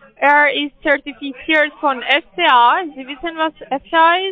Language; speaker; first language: German; non-native, learner; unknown